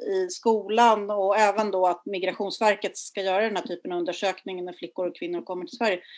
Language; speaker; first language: Swedish; native; Swedish